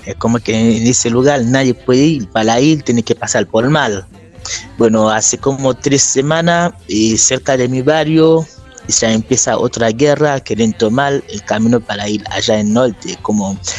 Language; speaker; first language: Spanish; non-native, fluent; Haitian Creole